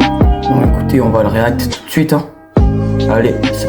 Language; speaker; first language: French; native; French